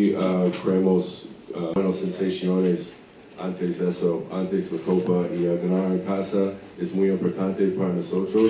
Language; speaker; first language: Spanish; non-native, learner; English